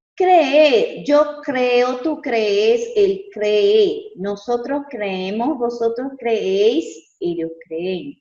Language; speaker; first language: Spanish; non-native, fluent; Portuguese